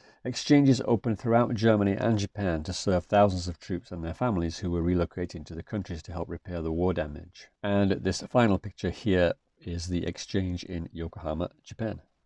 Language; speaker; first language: English; native; English